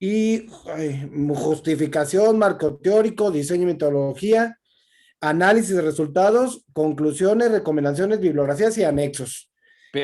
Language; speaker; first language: Spanish; native; Spanish